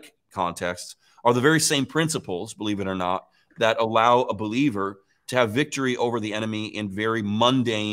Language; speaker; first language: English; native; English